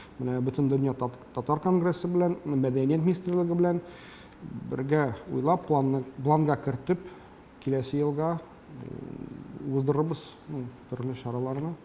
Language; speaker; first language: Tatar; early bilingual, heritage; Tatar